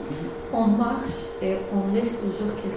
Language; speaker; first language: French; non-native, learner; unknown